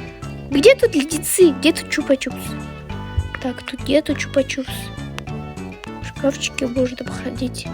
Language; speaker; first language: Russian; non-native, local second language; Kazakh